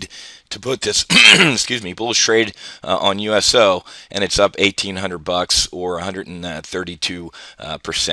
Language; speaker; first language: English; native; English